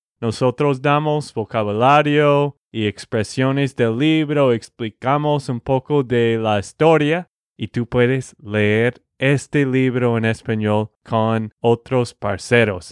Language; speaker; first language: Spanish; non-native, fluent; English